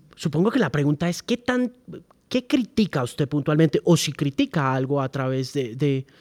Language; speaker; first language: Spanish; native; Spanish